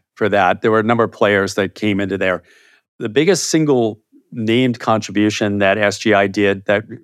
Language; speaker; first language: English; native; English